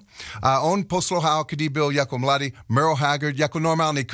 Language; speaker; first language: Czech; non-native, learner; English